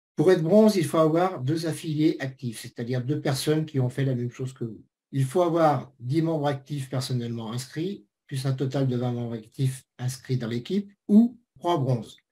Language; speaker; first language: French; native; French